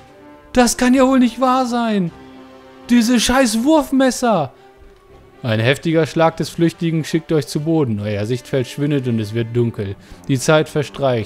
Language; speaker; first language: German; native; German